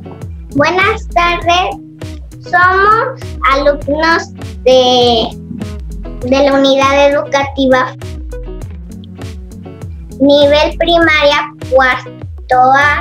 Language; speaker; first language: Spanish; native; Spanish